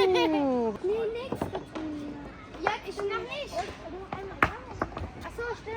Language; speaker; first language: German; early bilingual, other home language; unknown